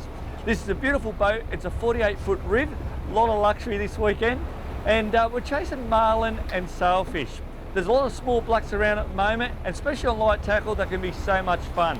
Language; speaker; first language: English; native; English